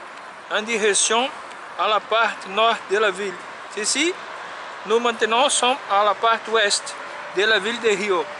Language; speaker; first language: French; non-native, learner; Portuguese